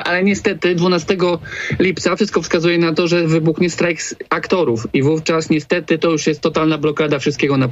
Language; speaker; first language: Polish; native; Polish